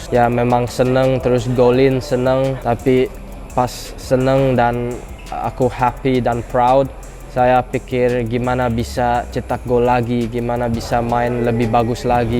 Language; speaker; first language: Indonesian; early bilingual, heritage; English